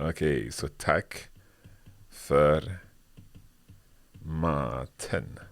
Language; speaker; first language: Swedish; non-native, learner; English